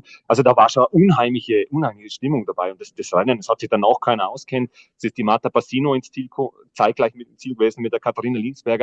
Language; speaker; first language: German; native; German